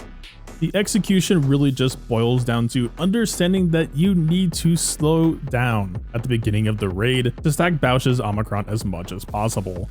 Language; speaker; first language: English; native; English